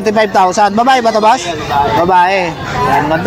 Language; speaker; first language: Filipino; native; Filipino